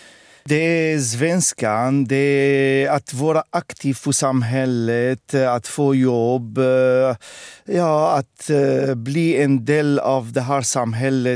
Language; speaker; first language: Swedish; non-native, fluent; Arabic